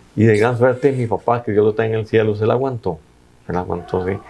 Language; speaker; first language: Spanish; native; Spanish